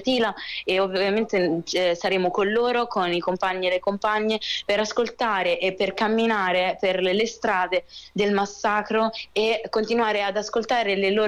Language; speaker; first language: Italian; non-native, fluent; Arabic